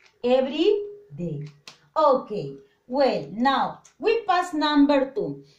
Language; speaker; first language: English; non-native, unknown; Spanish